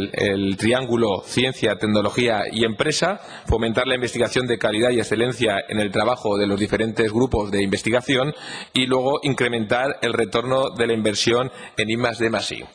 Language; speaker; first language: Spanish; native; Spanish